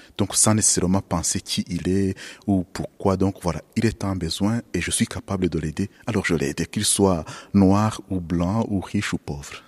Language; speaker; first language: French; non-native, local second language; Kinyarwanda